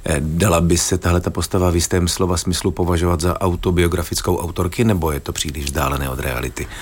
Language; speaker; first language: Czech; native; Czech